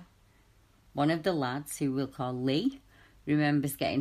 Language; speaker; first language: English; native; English